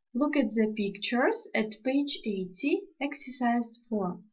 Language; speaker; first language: English; non-native, fluent; Russian